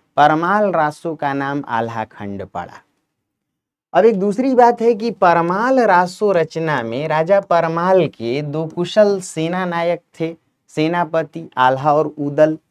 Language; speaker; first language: Hindi; native; Hindi